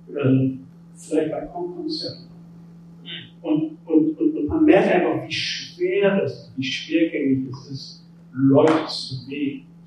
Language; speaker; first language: German; native; German